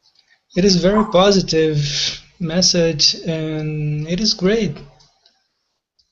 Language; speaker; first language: English; non-native, learner; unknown